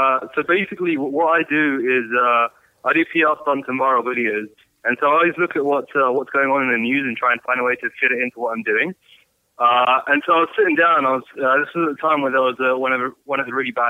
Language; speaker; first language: English; native; English